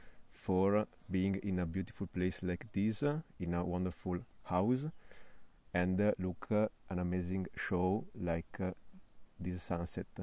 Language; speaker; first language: English; non-native, fluent; Italian